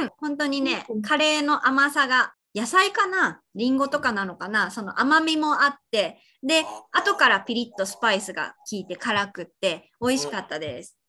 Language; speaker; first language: Japanese; native; Japanese